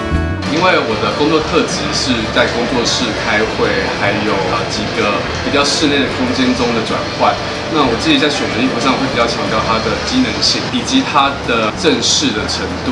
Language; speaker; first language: Chinese; native; Chinese